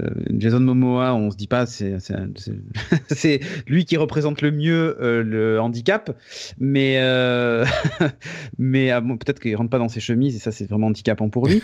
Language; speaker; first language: French; native; French